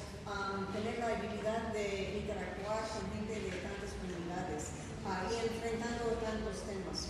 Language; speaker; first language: Spanish; non-native, fluent; English